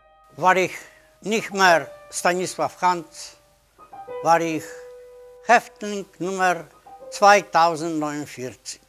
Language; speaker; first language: German; non-native, learner; Polish